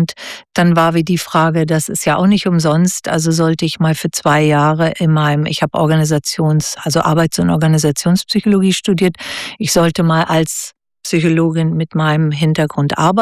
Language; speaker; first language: German; native; German